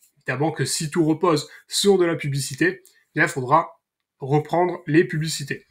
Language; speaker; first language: French; native; French